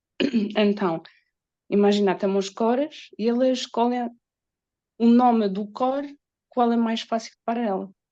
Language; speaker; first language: Portuguese; non-native, learner; Polish